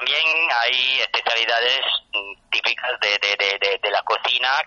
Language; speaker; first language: Spanish; non-native, fluent; Italian